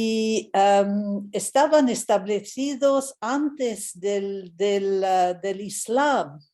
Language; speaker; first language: Spanish; non-native, fluent; English